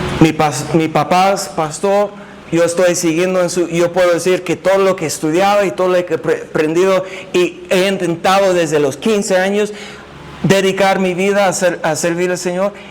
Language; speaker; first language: Spanish; non-native, fluent; English